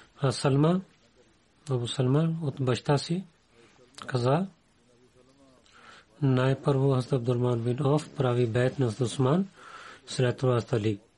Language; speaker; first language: Bulgarian; non-native, learner; Urdu